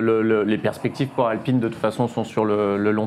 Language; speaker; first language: French; native; French